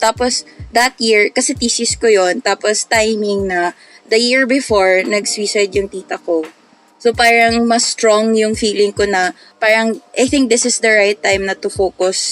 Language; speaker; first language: Filipino; non-native, local second language; Cebuano